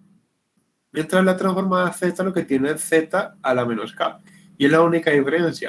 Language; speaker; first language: Spanish; native; Spanish